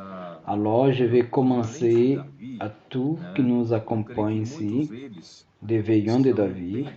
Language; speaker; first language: French; non-native, learner; Portuguese